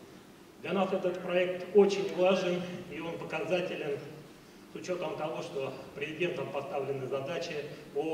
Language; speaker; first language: Russian; native; Russian